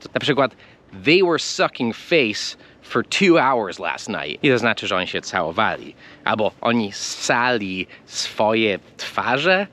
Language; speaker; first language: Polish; non-native, fluent; English